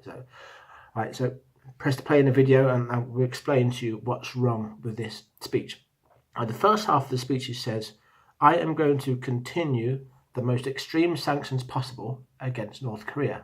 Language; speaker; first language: English; native; English